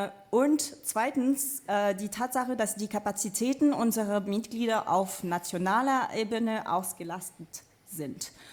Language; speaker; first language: German; non-native, fluent; French